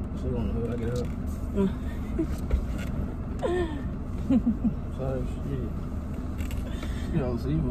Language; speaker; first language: English; native; English